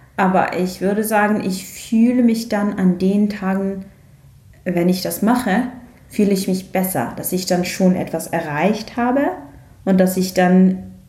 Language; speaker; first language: German; non-native, learner; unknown